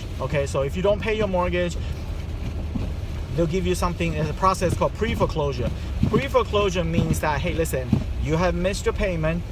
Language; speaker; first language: English; non-native, fluent; Chinese